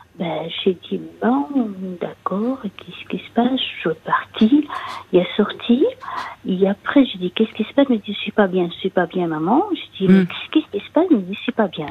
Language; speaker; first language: French; non-native, local second language; Arabic